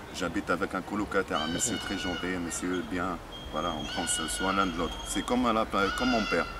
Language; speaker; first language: French; non-native, local second language; Arabic